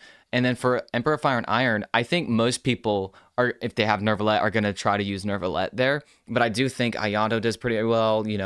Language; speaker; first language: English; native; English